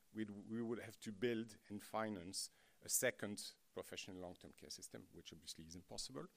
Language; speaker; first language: English; non-native, fluent; French